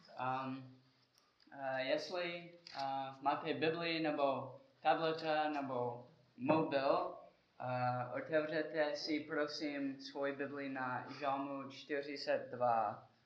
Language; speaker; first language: Czech; non-native, learner; English